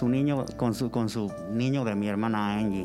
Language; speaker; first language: Spanish; native; Spanish